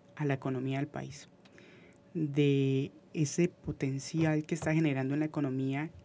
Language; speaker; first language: Spanish; native; Spanish